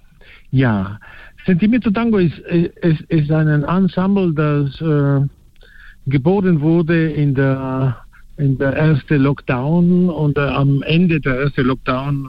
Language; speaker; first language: German; non-native, fluent; Spanish